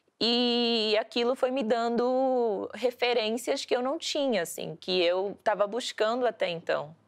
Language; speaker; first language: Portuguese; early bilingual, heritage; Portuguese